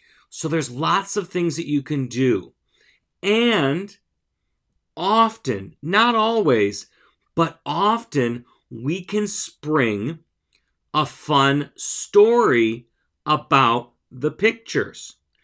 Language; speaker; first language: English; native; English